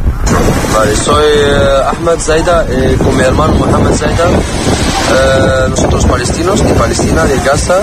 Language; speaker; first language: Spanish; non-native, learner; Arabic